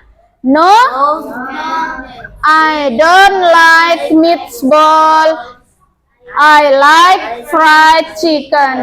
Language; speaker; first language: English; non-native, learner; Indonesian